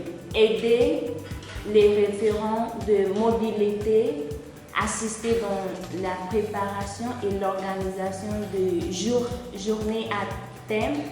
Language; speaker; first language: French; non-native, fluent; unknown